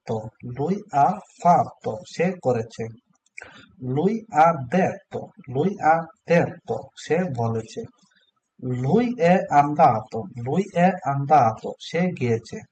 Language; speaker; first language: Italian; non-native, learner; Bangla